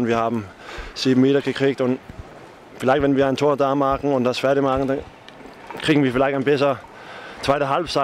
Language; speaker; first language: German; non-native, learner; Danish